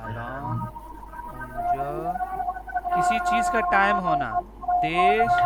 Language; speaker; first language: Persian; non-native, fluent; Urdu